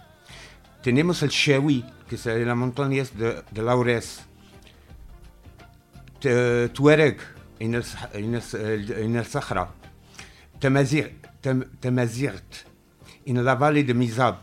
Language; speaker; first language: Spanish; non-native, fluent; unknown